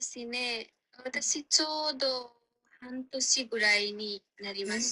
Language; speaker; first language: Japanese; non-native, fluent; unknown